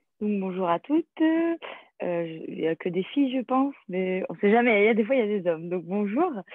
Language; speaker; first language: French; native; French